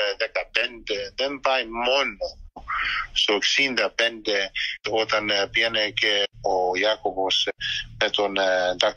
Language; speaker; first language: Greek; early bilingual, heritage; Greek